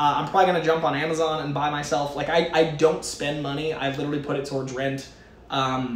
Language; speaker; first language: English; native; English